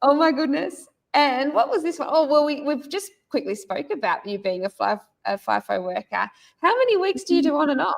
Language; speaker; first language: English; native; English